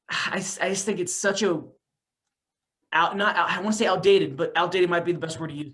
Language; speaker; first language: English; native; English